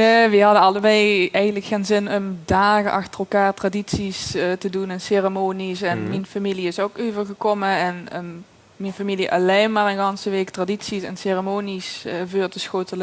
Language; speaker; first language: Dutch; native; Dutch